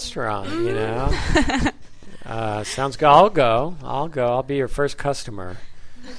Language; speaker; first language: English; native; English